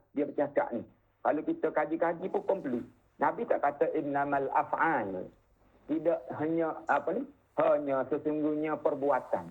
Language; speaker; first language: Malay; native; Malay